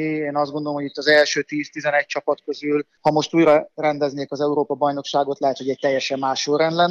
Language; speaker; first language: Hungarian; native; Hungarian